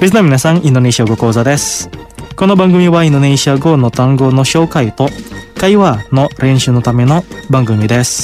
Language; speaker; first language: Japanese; non-native, fluent; Indonesian